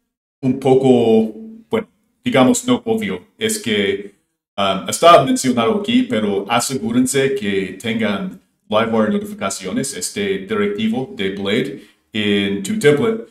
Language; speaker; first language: Spanish; non-native, fluent; English